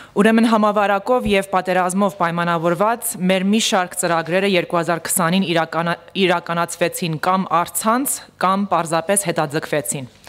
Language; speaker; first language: Armenian; early bilingual, heritage; Armenian